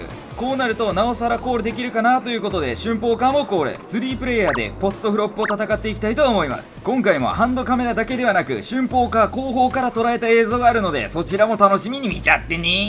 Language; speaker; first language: Japanese; native; Japanese